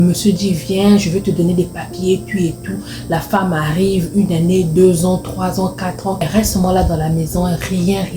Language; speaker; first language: French; non-native, local second language; Lingala